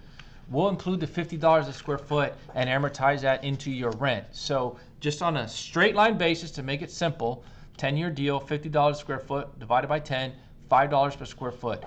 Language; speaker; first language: English; native; English